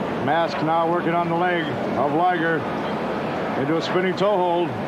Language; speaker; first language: English; native; English